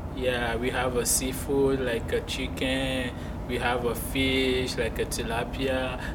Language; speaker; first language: English; non-native, fluent; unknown